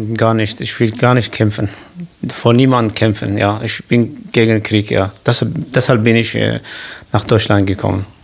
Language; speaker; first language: German; non-native, learner; Kurdish